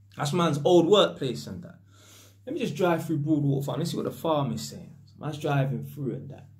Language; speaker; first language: English; native; English